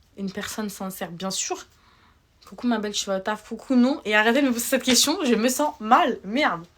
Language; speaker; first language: French; early bilingual, other home language; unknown